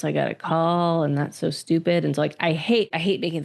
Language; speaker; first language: English; native; English